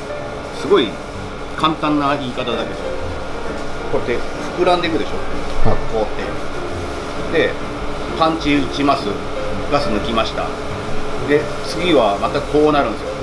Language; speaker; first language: Japanese; native; Japanese